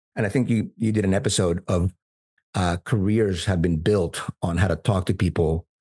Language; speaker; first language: English; non-native, fluent; Spanish